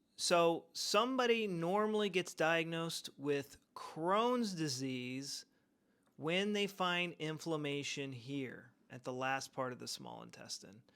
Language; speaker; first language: English; native; English